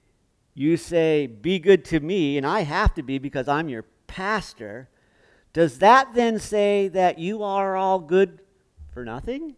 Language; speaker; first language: English; native; English